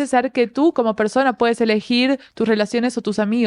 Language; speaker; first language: Spanish; native; Spanish